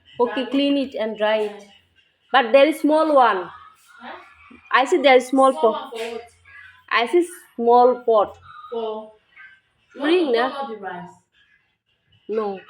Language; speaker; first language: English; non-native, learner; Bangla